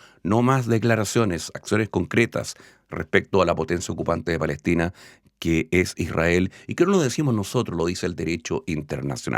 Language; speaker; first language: Spanish; native; Spanish